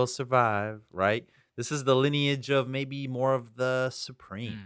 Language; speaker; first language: English; native; English